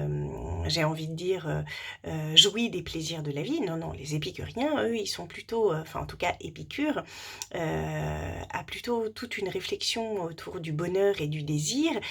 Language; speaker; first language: French; native; French